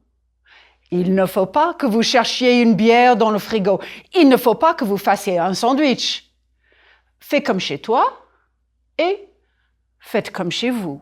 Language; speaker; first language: French; native; French